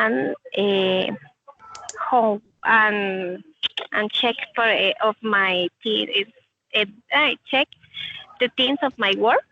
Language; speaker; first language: English; non-native, learner; Spanish